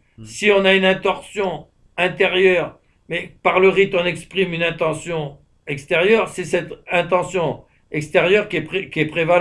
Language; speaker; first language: French; native; French